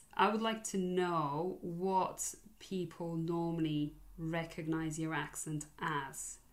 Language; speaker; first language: English; non-native, fluent; Polish